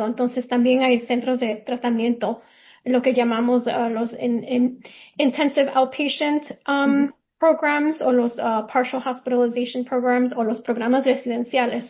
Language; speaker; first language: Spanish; early bilingual, heritage; Spanish